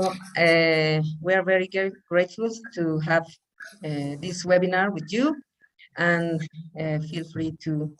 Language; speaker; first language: English; non-native, fluent; Spanish